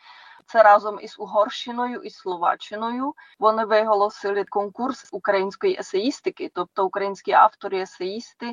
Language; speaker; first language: Ukrainian; non-native, fluent; Czech